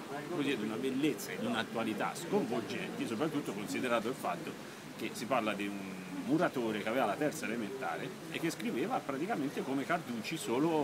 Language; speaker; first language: Italian; native; Italian